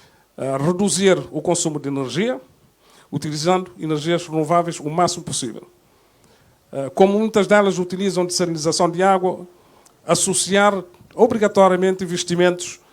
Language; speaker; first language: Portuguese; non-native, local second language; Kabuverdianu